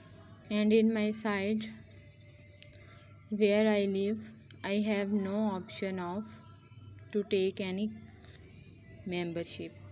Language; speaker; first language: English; non-native, learner; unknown